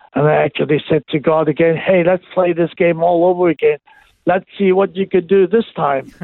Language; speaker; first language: English; non-native, local second language; Cantonese